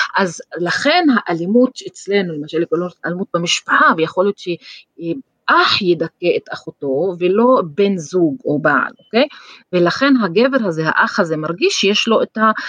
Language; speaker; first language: Hebrew; non-native, local second language; Arabic